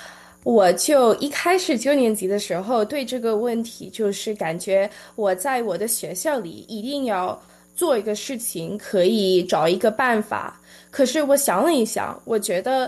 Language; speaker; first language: Chinese; early bilingual, heritage; Chinese